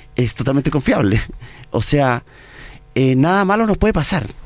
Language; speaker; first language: Spanish; native; Spanish